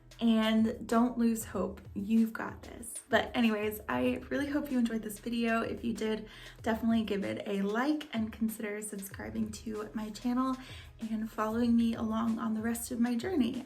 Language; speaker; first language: English; native; English